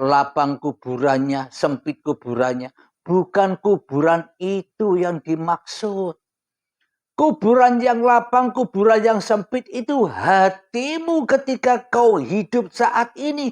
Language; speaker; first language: Indonesian; non-native, local second language; Javanese